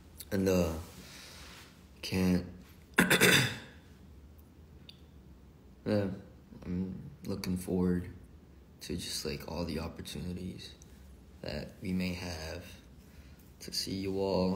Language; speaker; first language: English; early bilingual, other home language; Korean